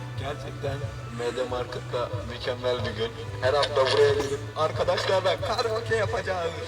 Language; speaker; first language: Turkish; native; Turkish